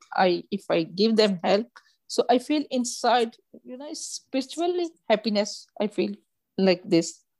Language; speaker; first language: English; non-native, local second language; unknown